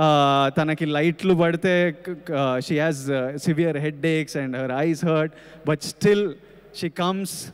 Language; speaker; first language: Telugu; native; Telugu